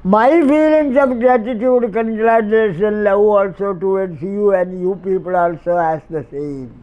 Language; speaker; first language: English; non-native, local second language; Malayalam